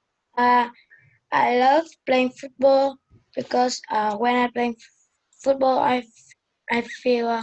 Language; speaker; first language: English; non-native, learner; Vietnamese